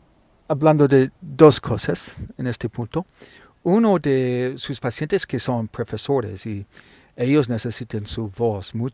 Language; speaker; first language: Spanish; non-native, learner; English